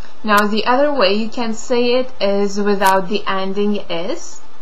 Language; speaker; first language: English; non-native, fluent; Lithuanian